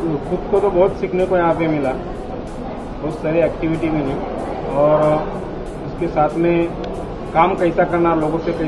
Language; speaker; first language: Hindi; non-native, local second language; Marathi